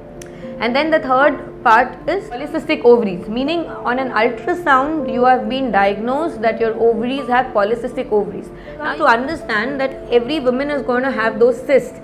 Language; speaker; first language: English; non-native, local second language; Hindi